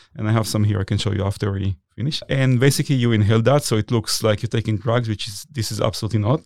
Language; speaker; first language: English; non-native, fluent; Hebrew